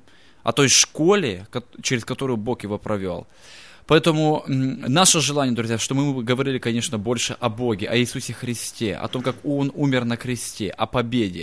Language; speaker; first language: Russian; native; Russian